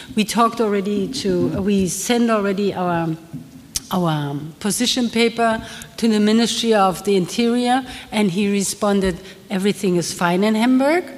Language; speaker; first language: English; non-native, fluent; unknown